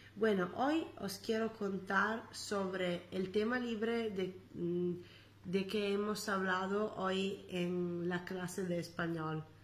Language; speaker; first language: Spanish; non-native, learner; Italian